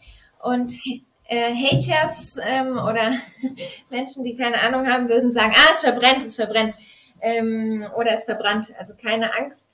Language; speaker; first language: German; native; German